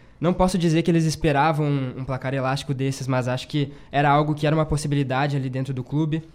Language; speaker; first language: Portuguese; native; Portuguese